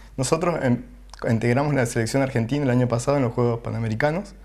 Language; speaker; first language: Spanish; native; Spanish